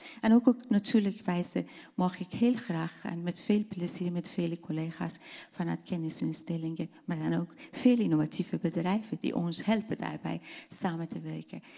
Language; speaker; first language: Dutch; non-native, fluent; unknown